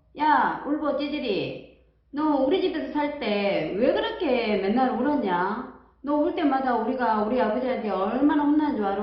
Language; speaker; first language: Korean; native; Korean